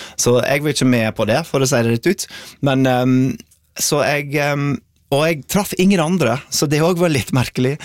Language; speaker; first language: Norwegian; non-native, fluent; English